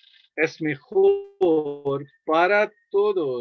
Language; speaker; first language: Spanish; non-native, fluent; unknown